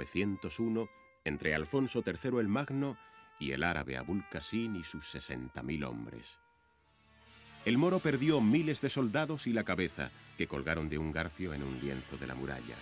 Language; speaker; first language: Spanish; native; Spanish